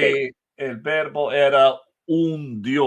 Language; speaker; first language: Spanish; non-native, fluent; English